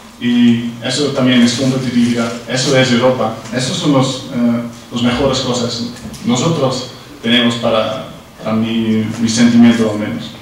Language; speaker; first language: Spanish; non-native, learner; Dutch